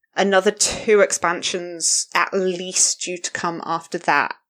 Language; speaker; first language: English; native; English